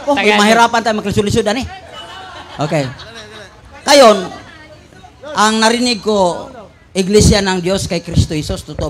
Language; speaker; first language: Filipino; non-native, local second language; Cebuano